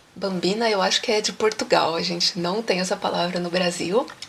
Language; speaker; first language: Portuguese; native; Portuguese